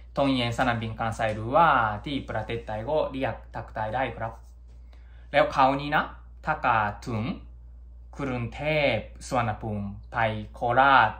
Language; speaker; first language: Thai; non-native, learner; Japanese